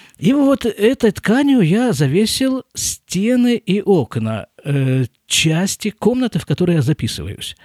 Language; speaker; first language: Russian; native; Russian